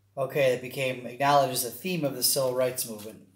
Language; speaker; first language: English; native; English